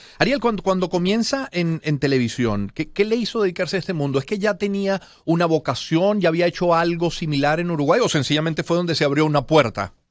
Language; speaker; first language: Spanish; native; Spanish